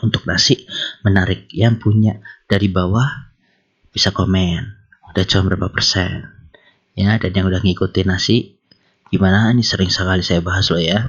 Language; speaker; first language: Indonesian; native; Indonesian